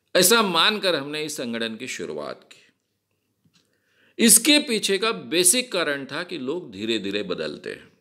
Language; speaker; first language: Hindi; non-native, local second language; Marathi